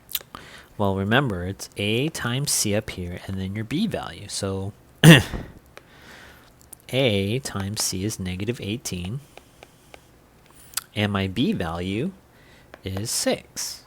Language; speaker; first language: English; native; English